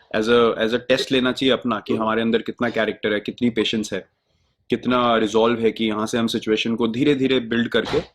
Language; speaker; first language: Hindi; native; Hindi